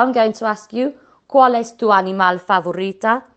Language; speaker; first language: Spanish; non-native, fluent; English